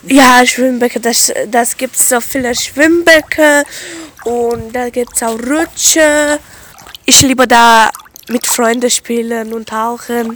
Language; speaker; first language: German; non-native, local second language; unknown